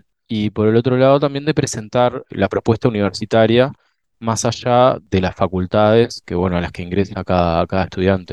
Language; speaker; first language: Spanish; native; Spanish